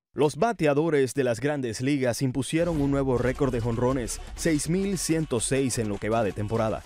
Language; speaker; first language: Spanish; native; Spanish